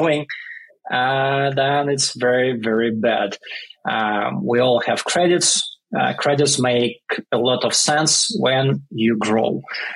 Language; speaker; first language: English; non-native, fluent; Russian